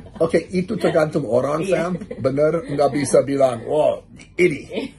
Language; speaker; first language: Indonesian; non-native, learner; English